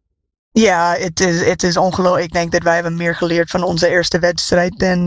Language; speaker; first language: Dutch; non-native, fluent; English